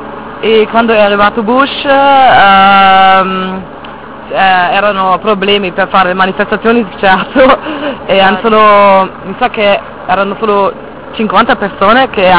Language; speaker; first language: Italian; non-native, fluent; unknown